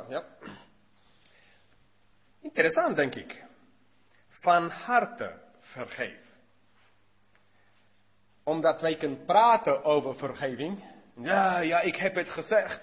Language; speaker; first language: Dutch; non-native, learner; English